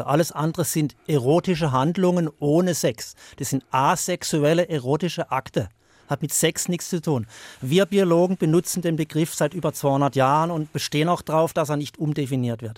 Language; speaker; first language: German; native; German